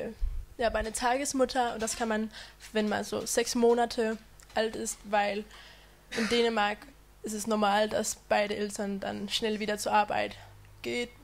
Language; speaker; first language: German; non-native, fluent; Danish